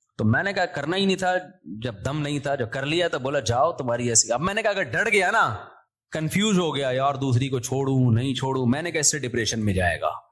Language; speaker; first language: Urdu; native; Urdu